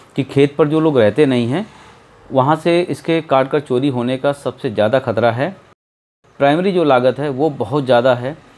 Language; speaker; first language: Hindi; native; Hindi